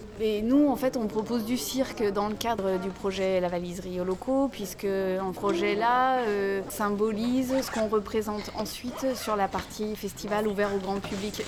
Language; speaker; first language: French; native; French